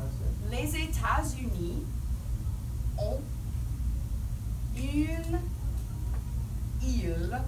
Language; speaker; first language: French; non-native, fluent; English